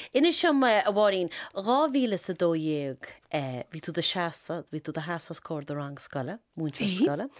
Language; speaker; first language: Irish; native; Irish